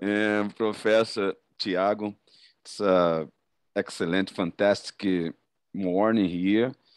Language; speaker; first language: English; non-native, learner; Portuguese